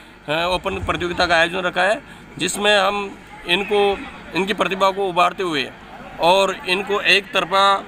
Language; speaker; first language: Hindi; native; Hindi